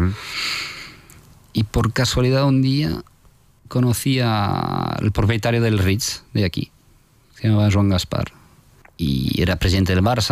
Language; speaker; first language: Spanish; non-native, fluent; French